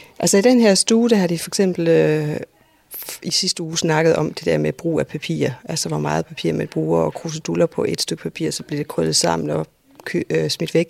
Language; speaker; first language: Danish; native; Danish